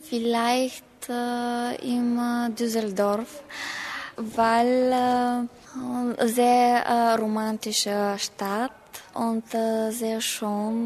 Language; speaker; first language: German; non-native, learner; Bulgarian